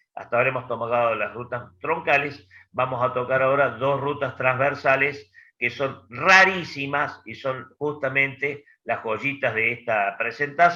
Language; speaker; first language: Spanish; native; Spanish